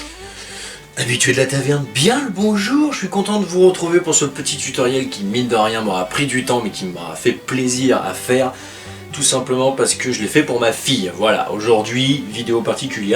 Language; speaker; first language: French; native; French